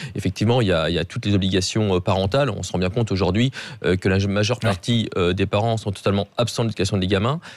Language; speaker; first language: French; native; French